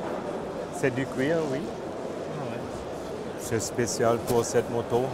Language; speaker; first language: French; non-native, fluent; German